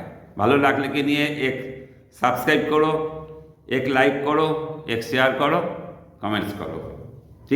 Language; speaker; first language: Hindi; non-native, local second language; Bangla